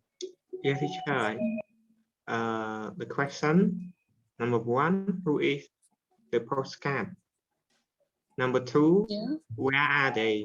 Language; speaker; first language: English; non-native, learner; Khmer